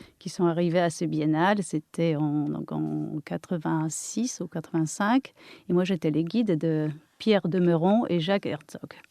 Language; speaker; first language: French; non-native, fluent; Polish